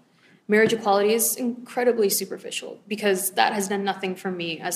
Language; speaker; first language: English; native; English